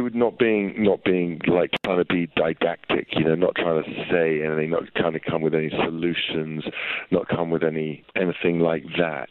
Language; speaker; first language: English; native; English